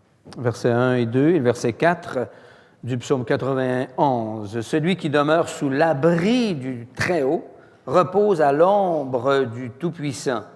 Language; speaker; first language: French; native; French